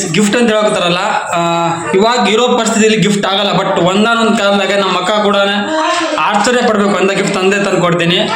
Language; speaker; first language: Kannada; non-native, local second language; Lambadi